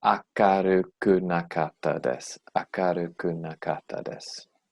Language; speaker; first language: Japanese; non-native, learner; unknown